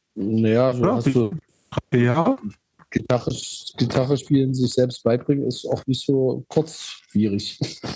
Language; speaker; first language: German; native; German